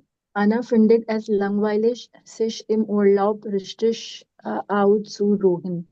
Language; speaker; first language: German; non-native, learner; Urdu